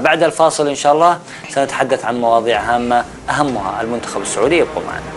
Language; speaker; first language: Arabic; native; Arabic